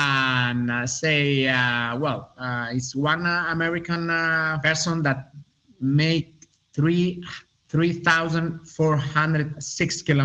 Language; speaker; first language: English; non-native, learner; Spanish